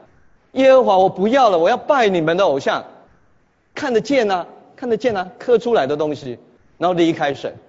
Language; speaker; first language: Chinese; native; Chinese